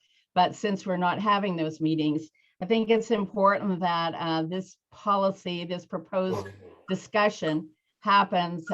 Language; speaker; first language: English; native; English